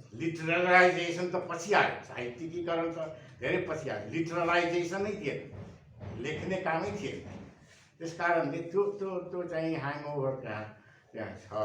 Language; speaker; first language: Nepali; non-native, local second language; Maithili